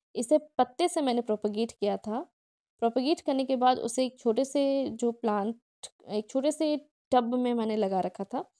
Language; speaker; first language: Hindi; non-native, local second language; Odia